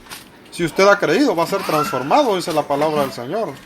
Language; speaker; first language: Spanish; native; Spanish